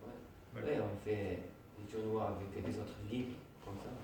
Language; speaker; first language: French; non-native, fluent; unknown